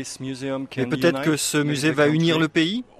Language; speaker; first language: French; native; French